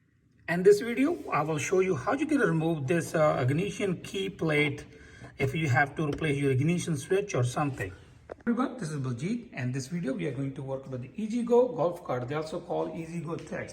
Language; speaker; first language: English; non-native, fluent; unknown